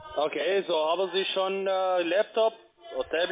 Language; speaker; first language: German; non-native, learner; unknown